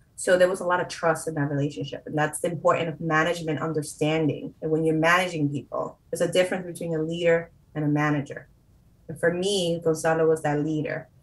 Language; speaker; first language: English; non-native, fluent; Spanish